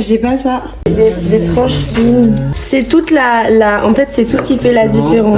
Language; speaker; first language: French; native; French